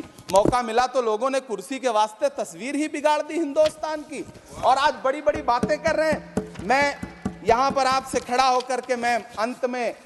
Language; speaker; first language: Hindi; native; Hindi